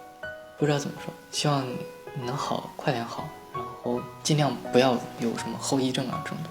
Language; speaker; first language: Chinese; native; Chinese